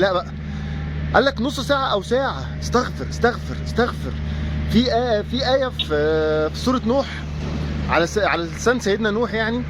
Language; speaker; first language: Arabic; native; Arabic